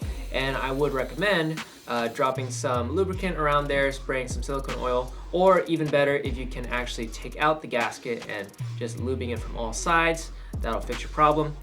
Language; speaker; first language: English; native; English